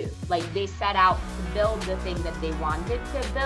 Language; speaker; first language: English; non-native, fluent; Italian